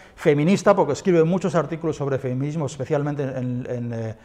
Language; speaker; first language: Spanish; native; Spanish